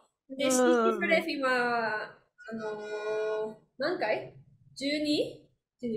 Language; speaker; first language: Japanese; non-native, learner; Spanish